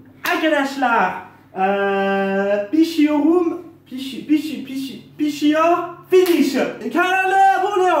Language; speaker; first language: Turkish; non-native, learner; French